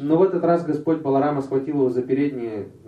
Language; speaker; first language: Russian; native; Russian